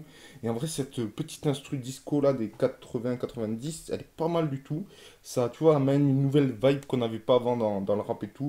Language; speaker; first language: French; native; French